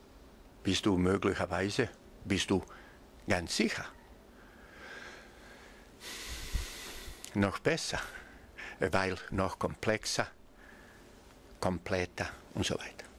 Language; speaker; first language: German; non-native, fluent; Bosnian